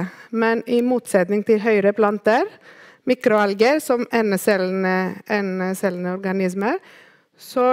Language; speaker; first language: Norwegian; non-native, fluent; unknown